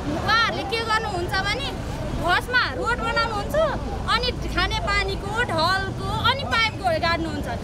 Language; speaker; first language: Nepali; native; Nepali